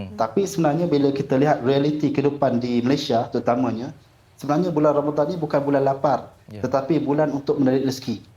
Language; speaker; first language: Malay; non-native, local second language; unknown